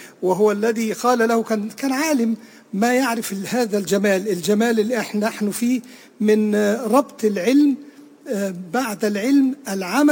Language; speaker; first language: Arabic; native; Arabic